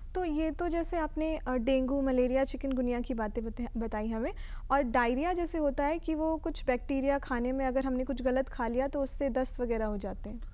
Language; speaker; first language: Hindi; native; Hindi